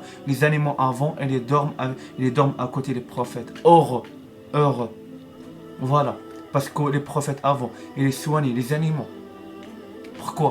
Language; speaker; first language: French; non-native, learner; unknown